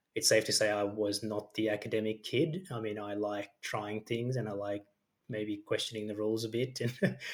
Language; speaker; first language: English; early bilingual, other home language; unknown